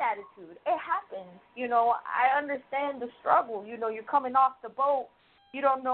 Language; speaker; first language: English; early bilingual, other home language; Spanish